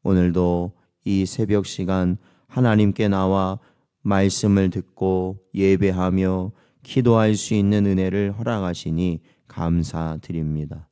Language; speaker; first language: Korean; native; Korean